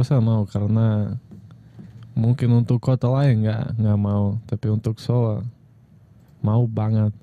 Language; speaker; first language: Indonesian; non-native, fluent; Russian